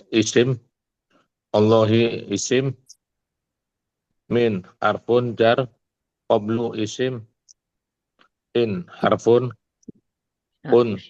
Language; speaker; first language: Arabic; non-native, learner; Indonesian